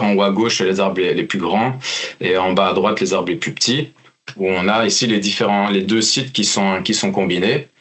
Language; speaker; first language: French; native; French